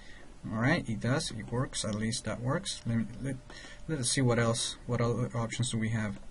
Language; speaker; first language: English; non-native, fluent; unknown